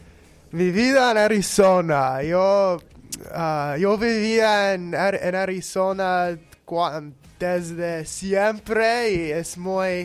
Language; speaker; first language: Spanish; non-native, learner; English